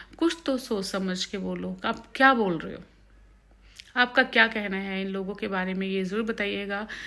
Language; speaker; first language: Hindi; non-native, local second language; Punjabi